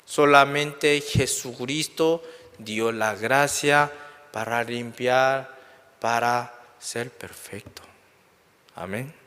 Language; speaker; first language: Spanish; non-native, learner; Korean